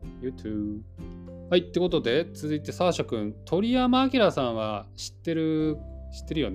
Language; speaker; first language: Japanese; native; Japanese